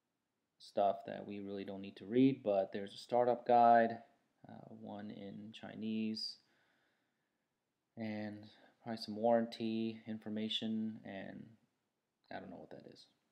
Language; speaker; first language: English; native; English